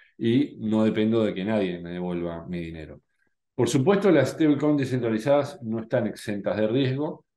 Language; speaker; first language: Spanish; native; Spanish